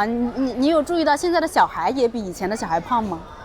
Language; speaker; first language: Chinese; native; Chinese